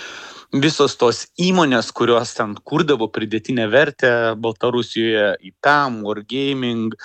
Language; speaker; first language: Lithuanian; native; Lithuanian